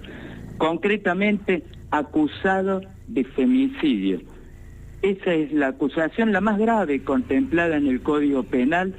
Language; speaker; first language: Spanish; native; Spanish